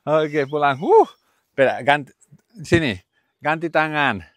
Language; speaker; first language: Indonesian; non-native, learner; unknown